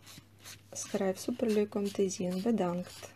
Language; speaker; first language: Dutch; non-native, fluent; Russian